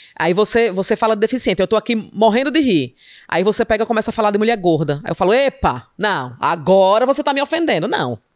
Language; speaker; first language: Portuguese; native; Portuguese